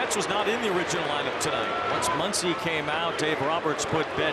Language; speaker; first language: English; native; English